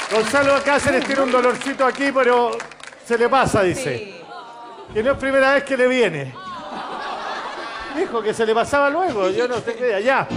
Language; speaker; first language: Spanish; native; Spanish